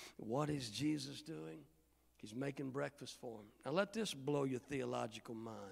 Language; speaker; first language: English; native; English